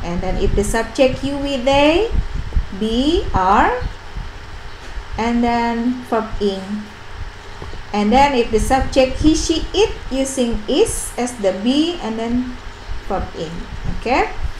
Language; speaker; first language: English; non-native, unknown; Indonesian